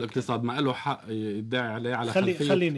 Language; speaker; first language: Arabic; native; Arabic